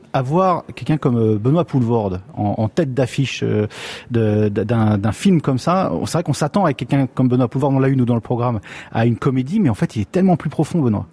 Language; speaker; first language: French; native; French